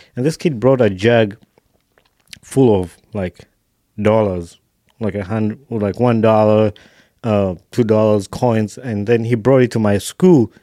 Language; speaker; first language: English; non-native, local second language; Ganda